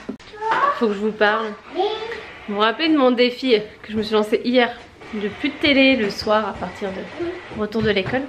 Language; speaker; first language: French; native; French